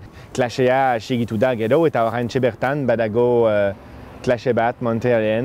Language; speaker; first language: Basque; non-native, fluent; French